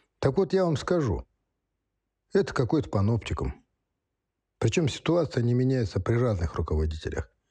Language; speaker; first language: Russian; non-native, local second language; Kazakh